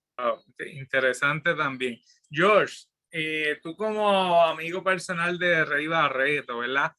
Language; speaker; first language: Spanish; native; Spanish